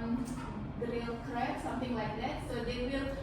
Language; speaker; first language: English; non-native, fluent; Balinese